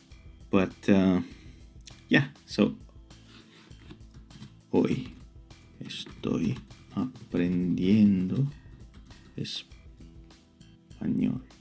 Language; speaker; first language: Spanish; non-native, learner; Romanian